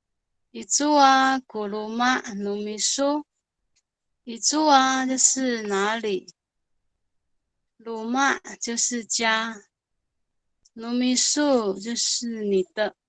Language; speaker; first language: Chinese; native; Chinese